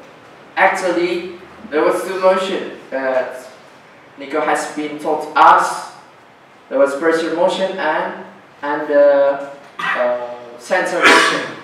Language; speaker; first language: English; non-native, learner; Indonesian